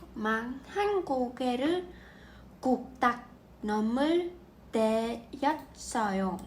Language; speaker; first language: Korean; non-native, learner; Vietnamese